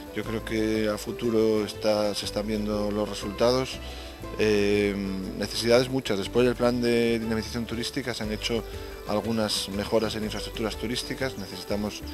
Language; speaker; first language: Spanish; native; Spanish